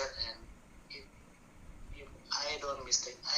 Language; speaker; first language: English; non-native, learner; Indonesian